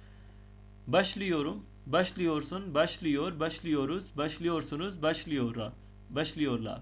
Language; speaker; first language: Turkish; non-native, fluent; Urdu